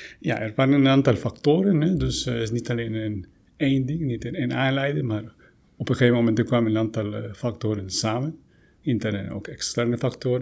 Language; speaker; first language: Dutch; non-native, fluent; Spanish